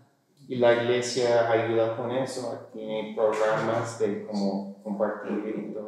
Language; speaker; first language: Spanish; non-native, fluent; English